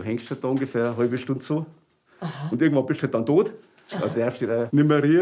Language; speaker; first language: German; native; German